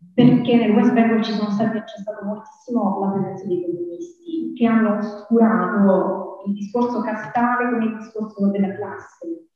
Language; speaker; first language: Italian; native; Italian